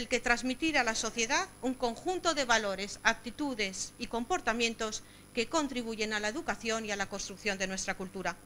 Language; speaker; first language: Spanish; native; Spanish